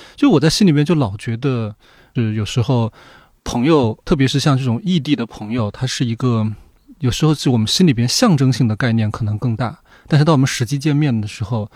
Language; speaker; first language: Chinese; native; Chinese